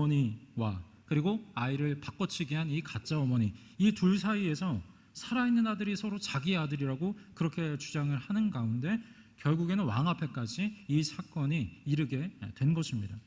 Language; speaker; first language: Korean; native; Korean